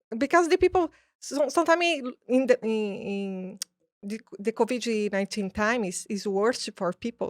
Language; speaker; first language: English; non-native, learner; Portuguese